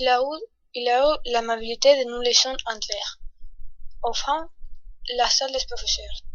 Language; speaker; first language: French; non-native, learner; Spanish